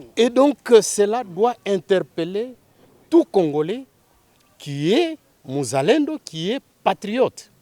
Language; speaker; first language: French; non-native, local second language; Swahili